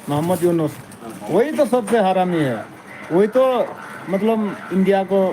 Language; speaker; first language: Hindi; non-native, local second language; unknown